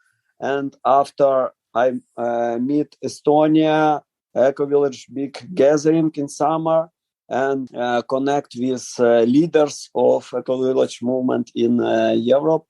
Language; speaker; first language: English; non-native, learner; Ukrainian